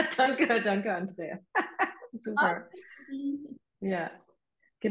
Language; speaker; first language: German; non-native, fluent; English